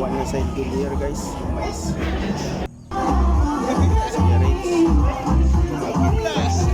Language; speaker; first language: Filipino; non-native, local second language; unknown